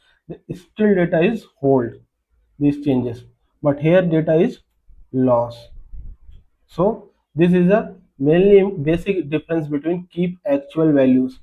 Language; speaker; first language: English; non-native, local second language; Hindi